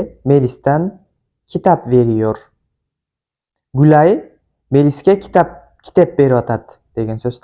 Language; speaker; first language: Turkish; non-native, fluent; Kyrgyz